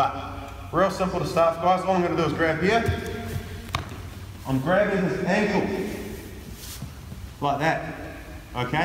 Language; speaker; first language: English; native; English